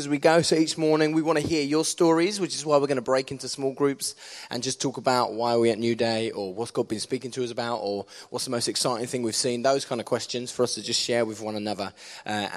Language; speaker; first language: English; native; English